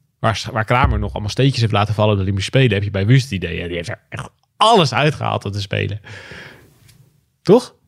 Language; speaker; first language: Dutch; native; Dutch